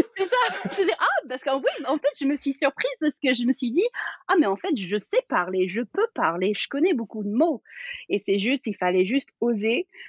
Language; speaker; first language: French; early bilingual, heritage; French